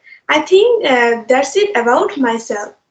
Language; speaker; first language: English; non-native, learner; Bangla